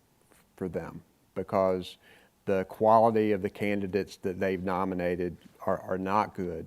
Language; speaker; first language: English; native; English